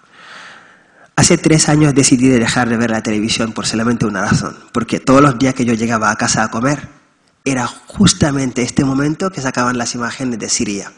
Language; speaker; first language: Spanish; non-native, fluent; Wolof